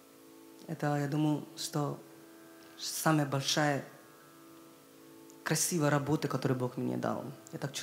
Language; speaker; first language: Russian; non-native, learner; Hindi